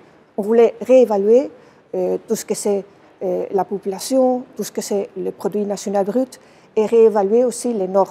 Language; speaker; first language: French; non-native, fluent; Dutch